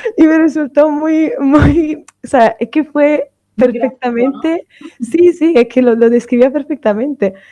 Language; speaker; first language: Spanish; non-native, fluent; Italian